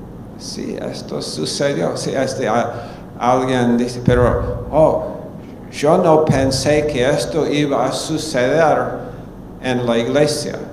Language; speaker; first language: Spanish; non-native, fluent; English